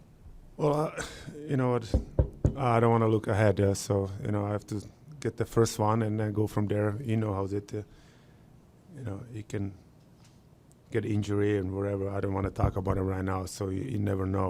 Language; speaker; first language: English; non-native, fluent; Czech